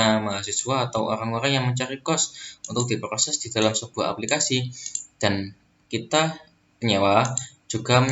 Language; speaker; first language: Indonesian; native; Indonesian